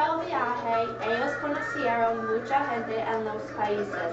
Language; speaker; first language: Spanish; non-native, learner; English